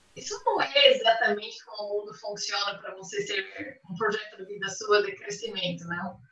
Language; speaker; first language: Portuguese; non-native, fluent; English